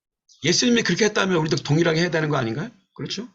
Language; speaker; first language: Korean; native; Korean